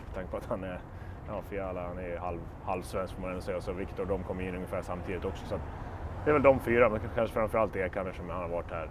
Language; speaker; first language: Swedish; native; Swedish